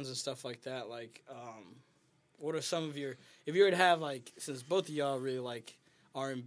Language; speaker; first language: English; early bilingual, other home language; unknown